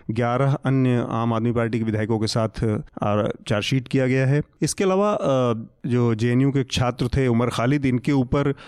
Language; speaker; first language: Hindi; native; Hindi